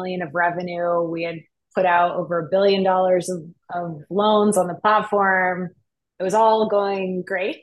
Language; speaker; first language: English; native; English